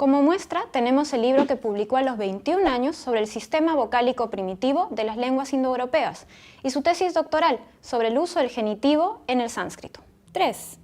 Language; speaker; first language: Spanish; native; Spanish